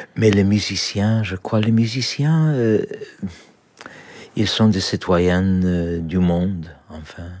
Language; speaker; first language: French; non-native, learner; Polish